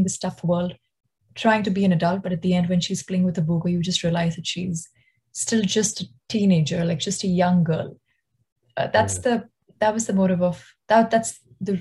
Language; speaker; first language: English; non-native, local second language; Hindi